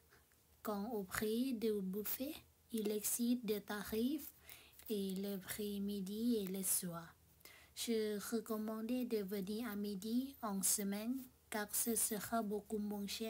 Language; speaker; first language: French; non-native, learner; Thai